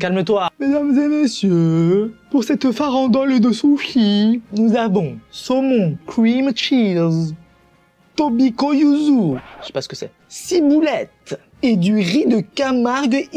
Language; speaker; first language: French; native; French